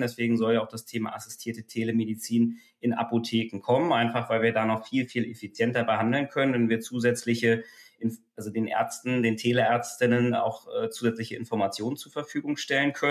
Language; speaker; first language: German; native; German